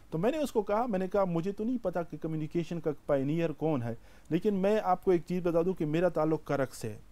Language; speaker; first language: Urdu; non-native, local second language; Pashto